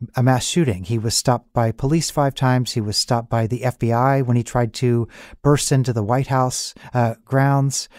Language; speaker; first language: English; native; English